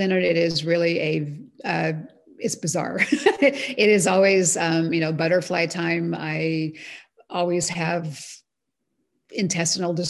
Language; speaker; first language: English; native; English